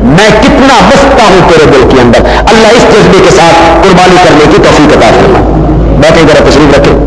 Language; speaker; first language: Urdu; non-native, local second language; Punjabi